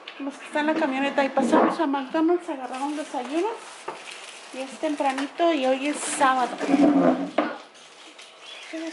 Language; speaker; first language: Spanish; native; Spanish